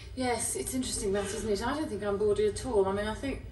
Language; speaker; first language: English; native; English